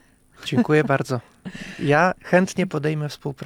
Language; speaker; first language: Polish; non-native, fluent; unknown